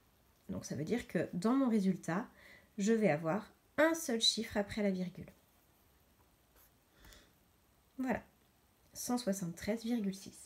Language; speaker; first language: French; native; French